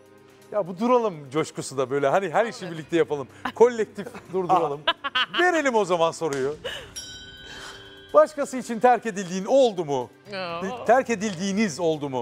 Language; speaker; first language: Turkish; native; Turkish